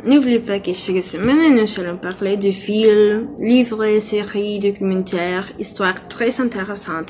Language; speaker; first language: French; non-native, learner; Spanish